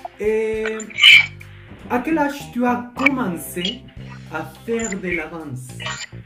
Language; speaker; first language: French; non-native, learner; Spanish